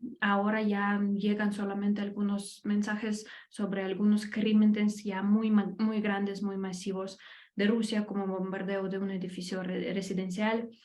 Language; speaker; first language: Spanish; non-native, fluent; Ukrainian